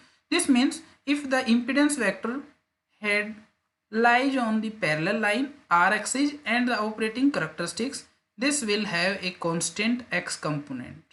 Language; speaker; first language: English; non-native, local second language; Hindi